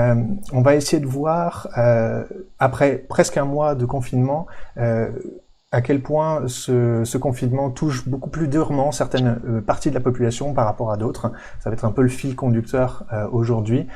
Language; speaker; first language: French; native; French